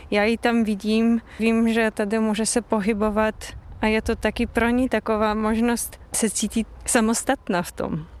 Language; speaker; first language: Czech; non-native, fluent; Polish